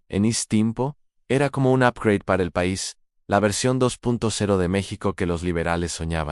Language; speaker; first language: Spanish; native; Spanish